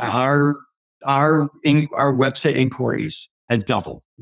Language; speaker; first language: English; native; English